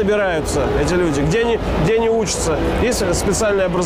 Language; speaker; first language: Russian; native; Russian